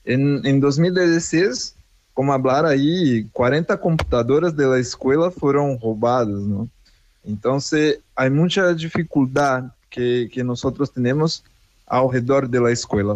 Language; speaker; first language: Spanish; non-native, fluent; Portuguese